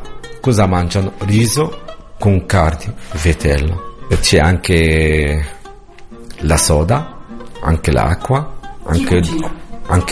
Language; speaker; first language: Italian; non-native, learner; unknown